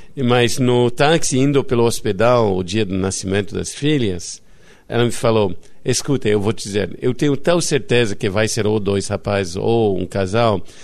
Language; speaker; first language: Portuguese; non-native, fluent; English